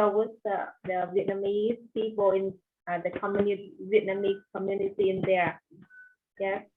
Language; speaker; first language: English; non-native, learner; Vietnamese